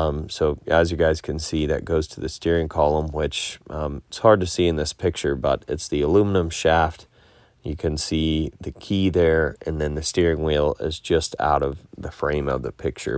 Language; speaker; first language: English; native; English